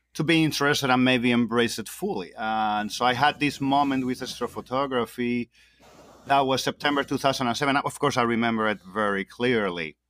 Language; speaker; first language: English; non-native, fluent; Spanish